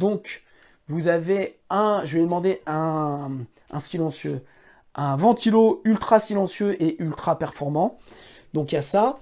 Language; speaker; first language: French; native; French